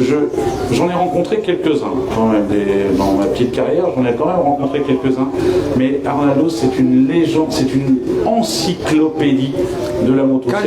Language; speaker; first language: French; native; French